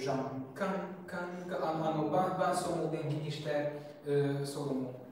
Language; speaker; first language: Japanese; non-native, learner; Hungarian